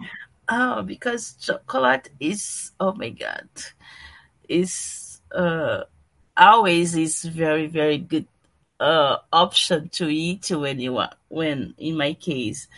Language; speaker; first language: English; non-native, learner; Portuguese